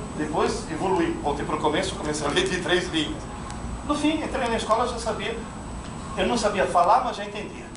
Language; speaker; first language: Portuguese; non-native, fluent; Italian